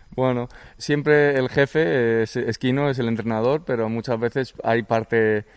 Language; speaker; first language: Spanish; early bilingual, other home language; Georgian